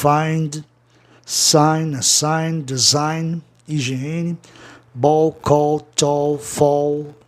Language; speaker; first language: English; non-native, fluent; Portuguese